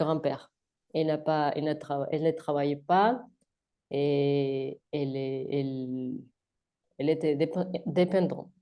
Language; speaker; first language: French; non-native, learner; Spanish